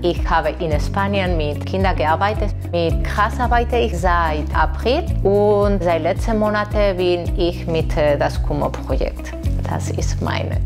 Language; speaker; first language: German; non-native, learner; Spanish